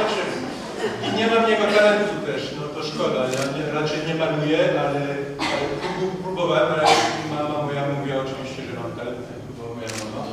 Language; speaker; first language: Polish; early bilingual, heritage; French